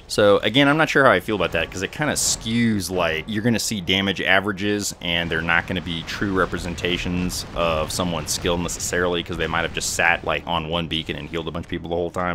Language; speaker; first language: English; native; English